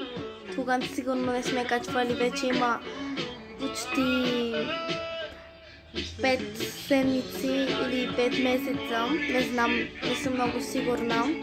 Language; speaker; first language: Bulgarian; early bilingual, heritage; Bulgarian